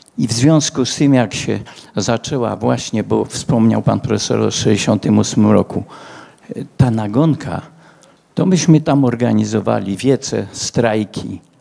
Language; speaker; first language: Polish; native; Polish